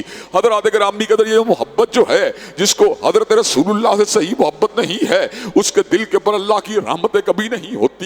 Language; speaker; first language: Urdu; native; Urdu